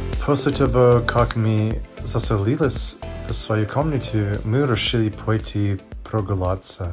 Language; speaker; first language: Russian; non-native, learner; English